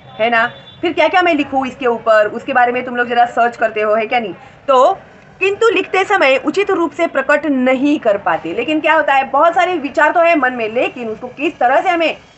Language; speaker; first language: Hindi; non-native, local second language; Marathi